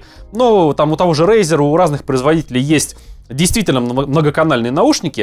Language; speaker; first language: Russian; native; Russian